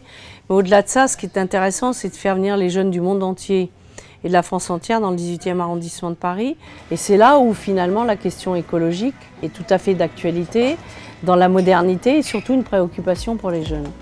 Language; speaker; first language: French; native; French